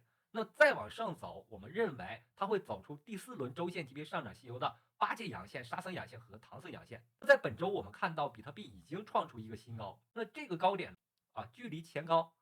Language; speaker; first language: Chinese; native; Chinese